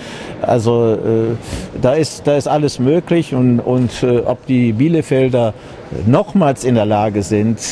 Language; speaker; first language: German; native; German